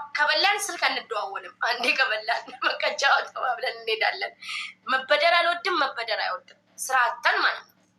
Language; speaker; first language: Amharic; non-native, local second language; Oromo